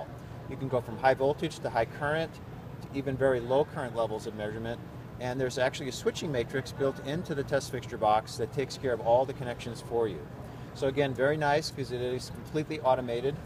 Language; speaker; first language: English; native; English